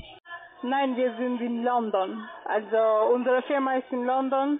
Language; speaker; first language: German; non-native, learner; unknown